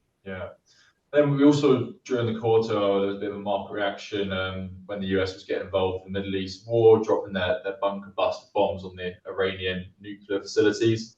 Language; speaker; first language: English; native; English